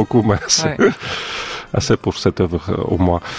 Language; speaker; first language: French; non-native, fluent; Russian